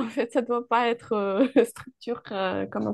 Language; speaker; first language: French; non-native, fluent; Ukrainian